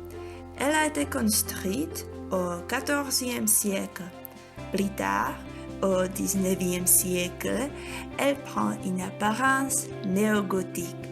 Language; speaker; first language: French; non-native, fluent; Czech